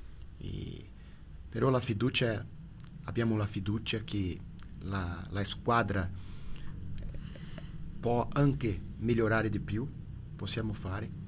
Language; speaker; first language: Italian; non-native, learner; Portuguese